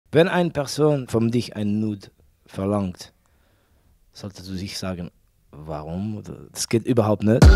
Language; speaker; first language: German; non-native, local second language; French